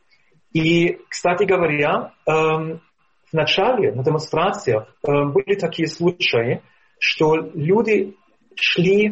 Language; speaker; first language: Russian; non-native, fluent; German